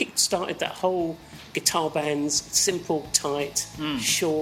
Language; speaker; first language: English; native; English